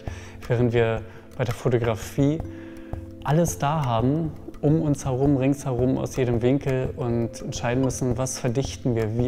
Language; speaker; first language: German; native; German